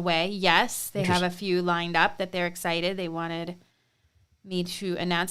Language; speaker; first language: English; native; English